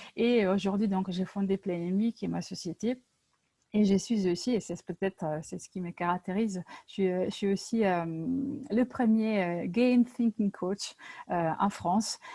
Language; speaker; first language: French; non-native, fluent; Italian